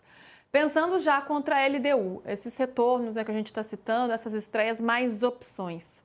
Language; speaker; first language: Portuguese; native; Portuguese